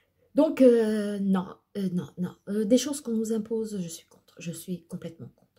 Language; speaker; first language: French; native; French